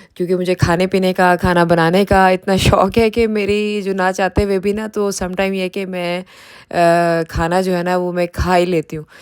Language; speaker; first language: Urdu; native; Urdu